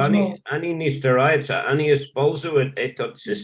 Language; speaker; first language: Russian; non-native, learner; English